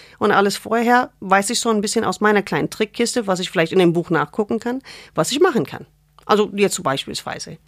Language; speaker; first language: German; non-native, fluent; English